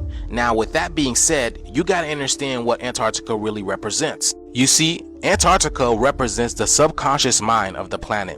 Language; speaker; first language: English; native; English